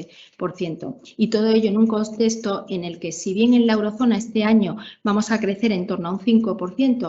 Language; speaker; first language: Spanish; native; Spanish